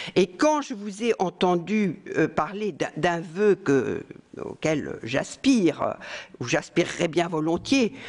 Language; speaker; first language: French; native; French